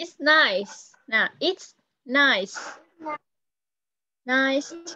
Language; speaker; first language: English; non-native, fluent; Vietnamese